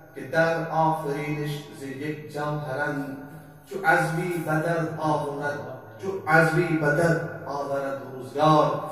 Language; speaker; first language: Urdu; native; Urdu